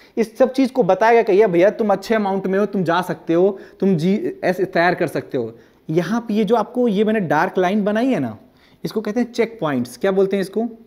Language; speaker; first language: Hindi; non-native, local second language; Gujarati